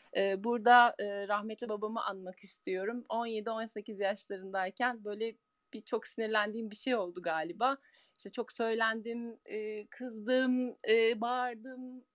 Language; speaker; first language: Turkish; early bilingual, heritage; Turkish